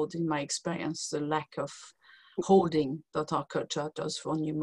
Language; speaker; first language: English; non-native, fluent; French